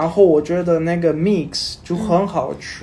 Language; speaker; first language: Chinese; non-native, learner; Spanish